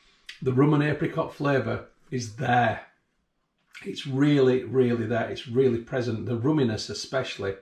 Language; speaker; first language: English; native; English